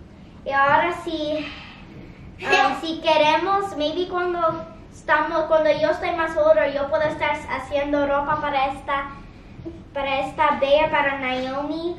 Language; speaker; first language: Spanish; early bilingual, heritage; Spanish